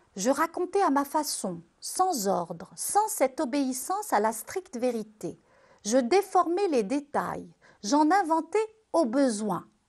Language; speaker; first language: French; non-native, local second language; Arabic